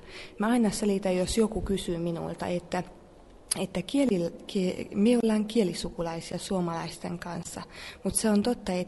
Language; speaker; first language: Finnish; non-native, fluent; Hungarian